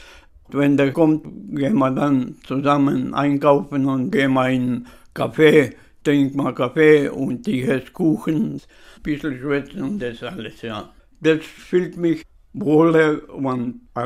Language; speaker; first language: German; non-native, fluent; Slovenian